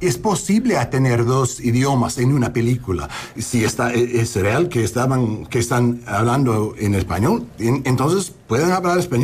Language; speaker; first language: Spanish; non-native, learner; English